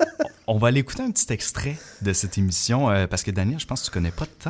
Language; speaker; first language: French; native; French